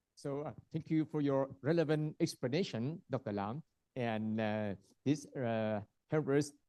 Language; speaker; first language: English; non-native, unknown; Vietnamese